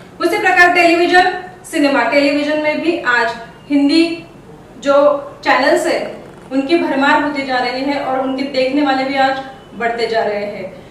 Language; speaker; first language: Hindi; non-native, local second language; Marathi